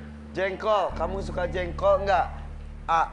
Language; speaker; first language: Indonesian; native; Indonesian